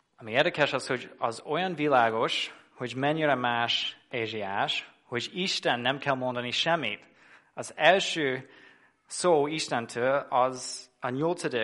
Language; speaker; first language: Hungarian; non-native, fluent; English